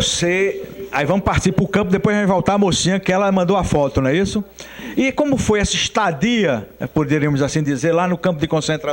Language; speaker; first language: Portuguese; native; Portuguese